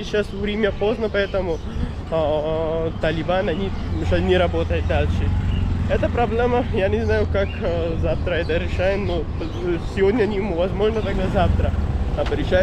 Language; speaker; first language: Russian; non-native, learner; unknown